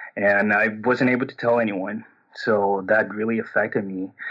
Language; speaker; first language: English; non-native, fluent; Portuguese